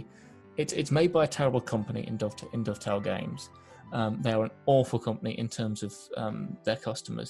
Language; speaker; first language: English; native; English